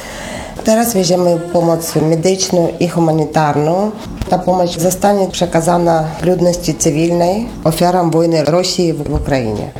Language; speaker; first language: Polish; non-native, learner; Ukrainian